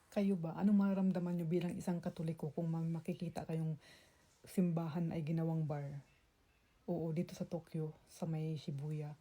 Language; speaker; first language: Filipino; non-native, local second language; Cebuano